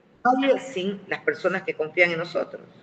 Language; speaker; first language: Spanish; native; Spanish